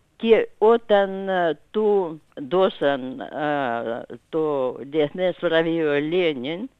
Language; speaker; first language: Greek; non-native, fluent; Russian